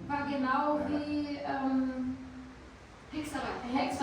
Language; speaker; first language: German; non-native, fluent; Portuguese